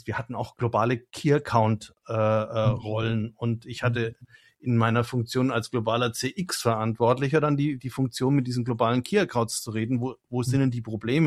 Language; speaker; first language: German; native; German